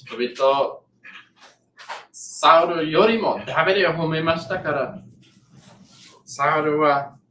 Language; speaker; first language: Japanese; non-native, learner; English